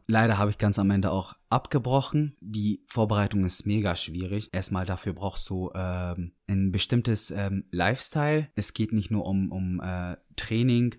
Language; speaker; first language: German; non-native, fluent; Arabic